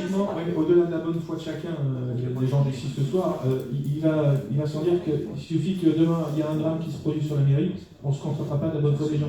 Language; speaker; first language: French; native; French